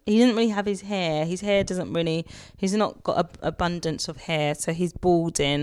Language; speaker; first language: English; native; English